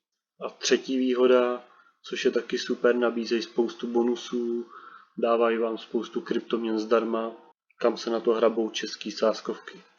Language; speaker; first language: Czech; native; Czech